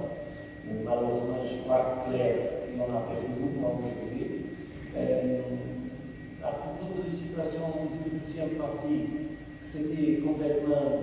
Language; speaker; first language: French; non-native, fluent; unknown